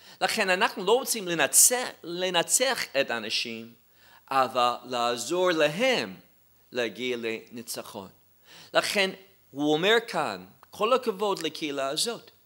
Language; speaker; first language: Hebrew; non-native, fluent; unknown